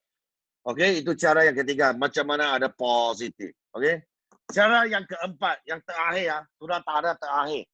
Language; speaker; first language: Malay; non-native, local second language; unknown